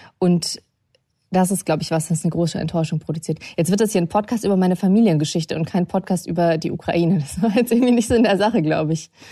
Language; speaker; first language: German; early bilingual, other home language; Russian